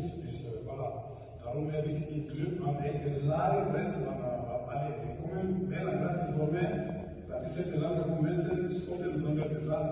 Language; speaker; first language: Dutch; non-native, learner; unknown